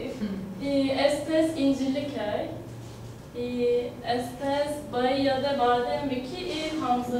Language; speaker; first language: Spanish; non-native, learner; Turkish